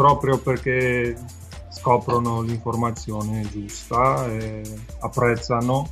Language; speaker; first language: Italian; non-native, fluent; Romanian